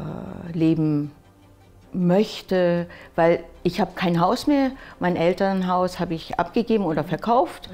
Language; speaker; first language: German; early bilingual, other home language; Japanese